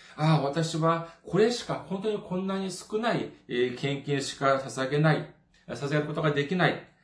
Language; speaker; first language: Japanese; non-native, fluent; Korean